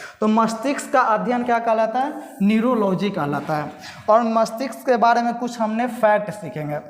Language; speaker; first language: Hindi; native; Hindi